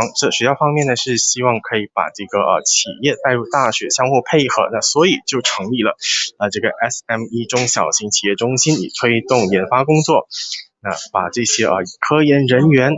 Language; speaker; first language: Chinese; native; Chinese